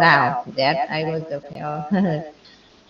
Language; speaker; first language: English; non-native, learner; Vietnamese